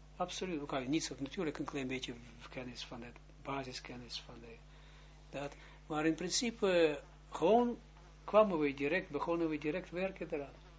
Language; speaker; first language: Dutch; non-native, fluent; Hebrew